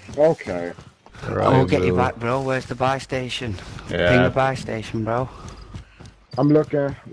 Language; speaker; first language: English; native; English